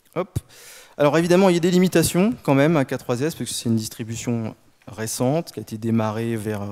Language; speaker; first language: French; native; French